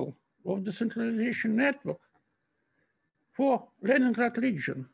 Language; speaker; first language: English; non-native, learner; Russian